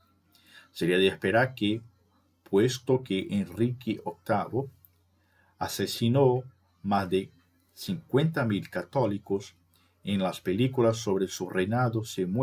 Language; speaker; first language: Spanish; non-native, fluent; Portuguese